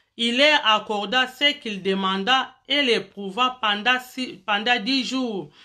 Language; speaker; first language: French; non-native, local second language; Lingala